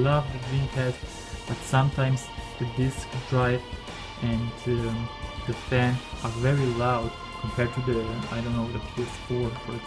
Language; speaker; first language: English; non-native, fluent; German